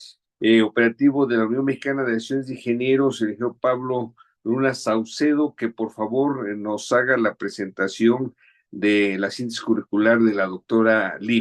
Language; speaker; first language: Spanish; native; Spanish